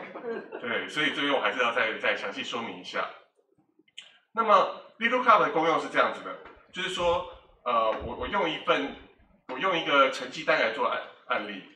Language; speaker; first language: Chinese; native; Chinese